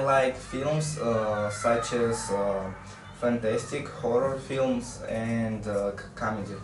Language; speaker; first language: English; non-native, learner; Russian